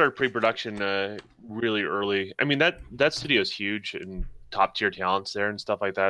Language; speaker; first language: English; native; English